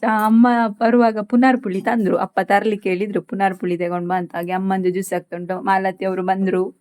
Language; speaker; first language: Kannada; native; Kannada